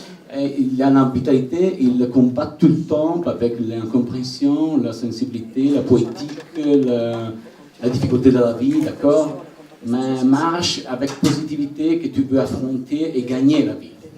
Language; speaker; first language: French; non-native, learner; Italian